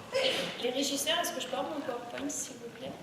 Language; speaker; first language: French; native; French